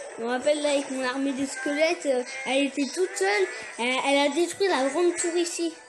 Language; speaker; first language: French; native; French